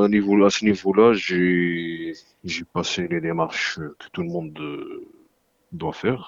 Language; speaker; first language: French; non-native, local second language; Arabic